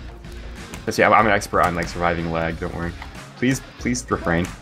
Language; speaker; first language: English; native; English